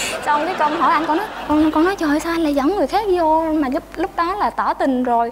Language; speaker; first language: Vietnamese; native; Vietnamese